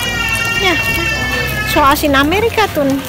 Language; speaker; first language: Dutch; non-native, local second language; Indonesian